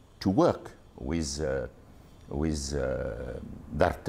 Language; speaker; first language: English; non-native, fluent; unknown